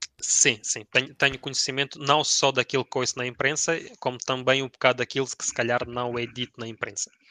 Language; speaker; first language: Portuguese; early bilingual, other home language; Ukrainian